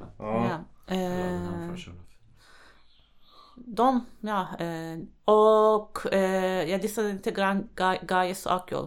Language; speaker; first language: Swedish; non-native, learner; Turkish